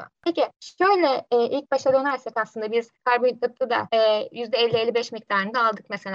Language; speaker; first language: Turkish; native; Turkish